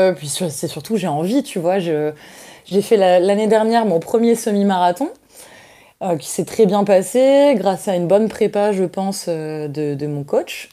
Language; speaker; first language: French; native; French